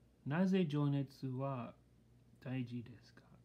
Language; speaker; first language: Japanese; non-native, learner; English